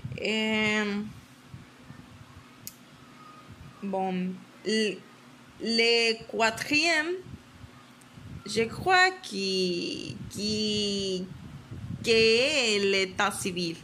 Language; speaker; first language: French; non-native, learner; Spanish